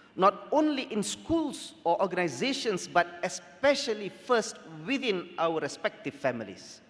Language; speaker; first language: English; non-native, local second language; Malay